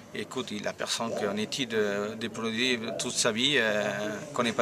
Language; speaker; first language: French; non-native, learner; Spanish